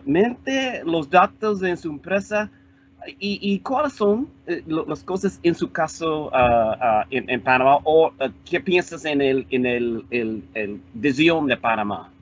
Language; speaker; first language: Spanish; non-native, fluent; English